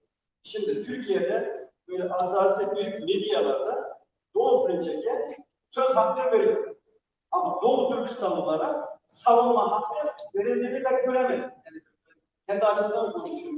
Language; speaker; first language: Turkish; non-native, fluent; Uyghur